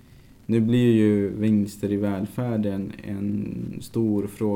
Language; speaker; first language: Swedish; native; Swedish